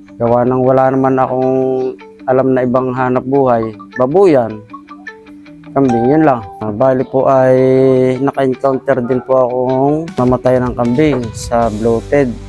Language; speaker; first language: Filipino; native; Filipino